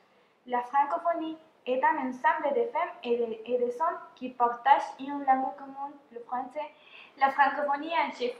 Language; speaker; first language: French; non-native, fluent; Spanish